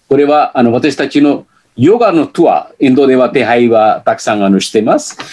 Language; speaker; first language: Japanese; non-native, fluent; Hindi